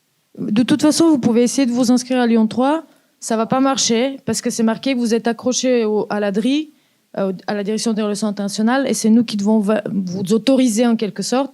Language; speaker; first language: French; native; French